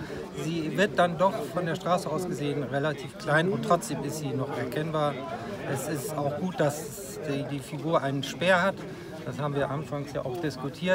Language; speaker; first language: German; native; German